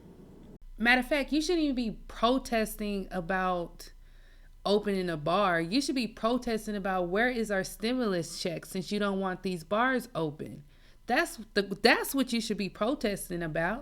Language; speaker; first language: English; native; English